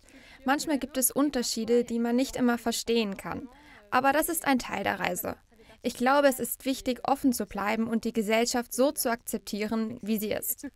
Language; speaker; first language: German; non-native, fluent; French